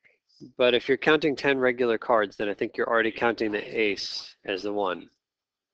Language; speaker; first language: English; native; English